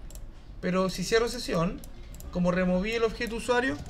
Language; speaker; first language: Spanish; native; Spanish